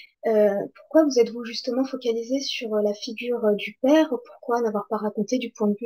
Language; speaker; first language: French; native; French